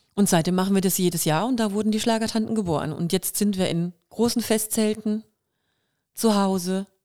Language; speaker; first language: German; native; German